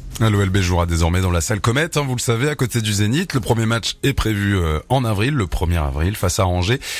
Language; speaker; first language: French; native; French